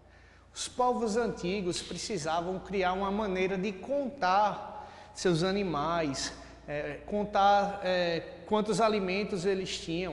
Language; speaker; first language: Portuguese; native; Portuguese